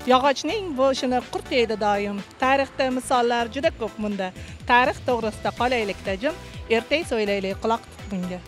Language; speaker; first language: Uzbek; native; Uzbek